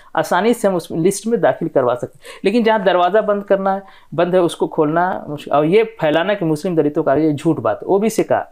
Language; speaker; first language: Hindi; non-native, local second language; Bhojpuri